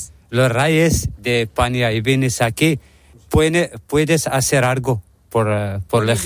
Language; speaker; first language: Spanish; non-native, learner; Arabic